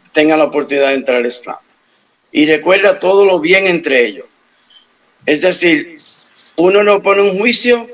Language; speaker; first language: Spanish; native; Spanish